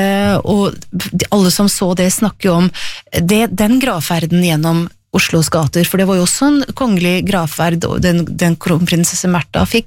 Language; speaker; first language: Norwegian; native; Norwegian